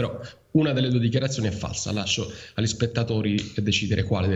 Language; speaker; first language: Italian; native; Italian